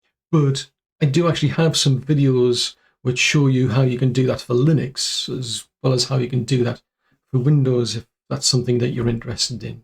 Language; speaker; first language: English; native; English